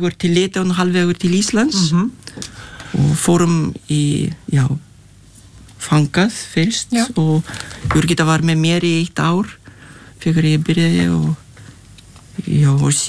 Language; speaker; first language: Icelandic; non-native, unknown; Lithuanian